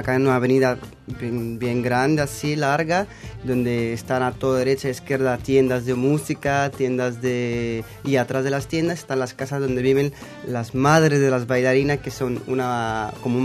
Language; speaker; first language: Spanish; non-native, fluent; Arabic